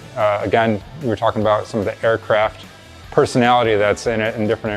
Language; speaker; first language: English; native; English